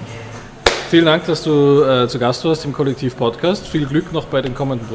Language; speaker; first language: German; native; German